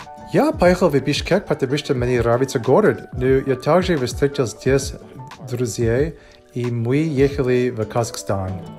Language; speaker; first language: Russian; non-native, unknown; English